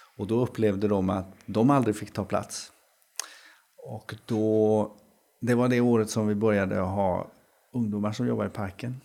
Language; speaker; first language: Swedish; native; Swedish